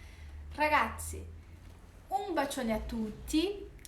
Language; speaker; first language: Italian; non-native, fluent; Portuguese